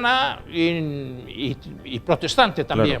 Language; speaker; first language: Spanish; native; Spanish